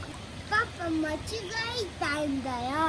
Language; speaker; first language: Japanese; native; Japanese